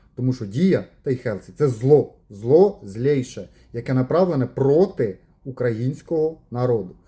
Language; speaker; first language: Ukrainian; non-native, local second language; Russian